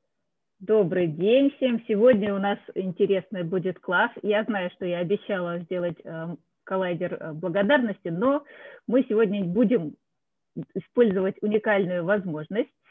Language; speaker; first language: Russian; native; Russian